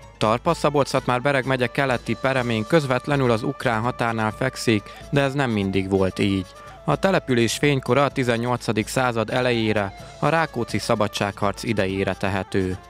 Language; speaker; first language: Hungarian; native; Hungarian